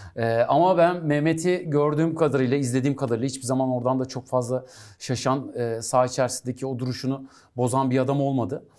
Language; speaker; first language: Turkish; native; Turkish